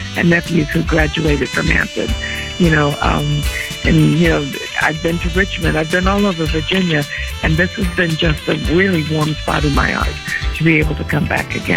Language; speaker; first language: English; native; English